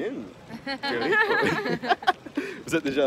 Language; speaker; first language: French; non-native, fluent; Portuguese